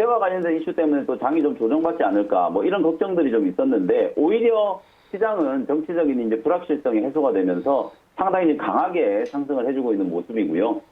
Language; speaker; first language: Korean; native; Korean